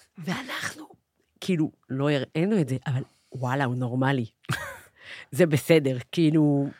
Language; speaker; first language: Hebrew; non-native, fluent; French